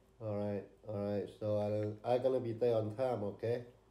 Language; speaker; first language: English; non-native, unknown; Vietnamese